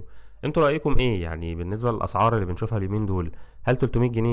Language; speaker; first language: Arabic; native; Arabic